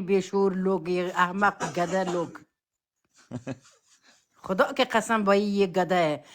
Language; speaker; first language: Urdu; non-native, fluent; Persian